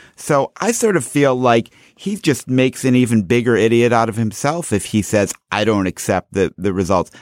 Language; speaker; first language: English; native; English